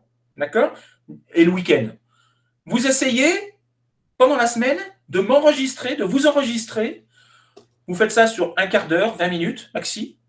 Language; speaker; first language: French; native; French